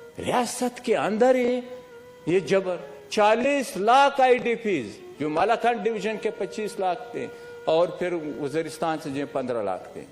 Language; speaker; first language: Urdu; non-native, local second language; Pashto